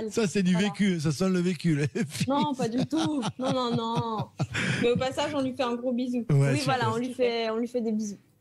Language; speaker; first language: French; native; French